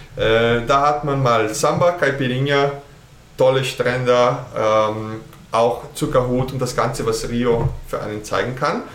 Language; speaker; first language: German; early bilingual, heritage; German